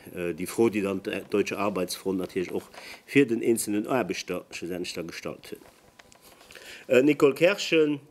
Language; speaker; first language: German; non-native, local second language; Luxembourgish